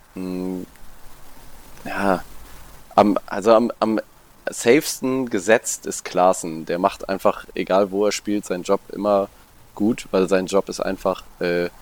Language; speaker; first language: German; native; German